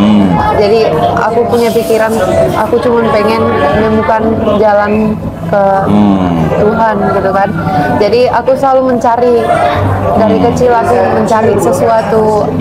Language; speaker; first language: Indonesian; non-native, fluent; Finnish